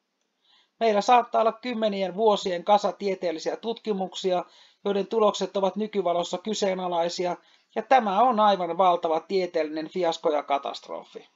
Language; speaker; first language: Finnish; native; Finnish